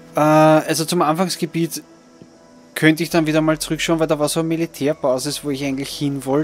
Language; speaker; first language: German; native; German